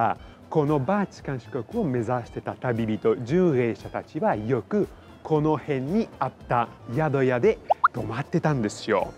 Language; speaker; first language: Japanese; non-native, fluent; Italian